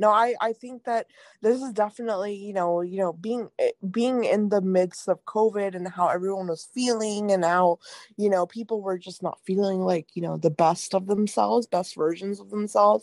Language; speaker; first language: English; native; English